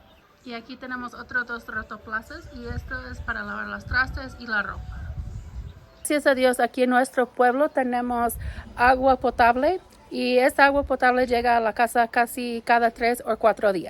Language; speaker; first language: Spanish; non-native, learner; English